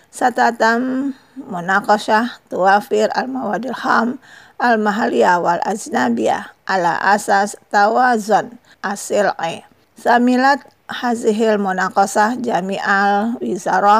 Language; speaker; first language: Arabic; non-native, fluent; Indonesian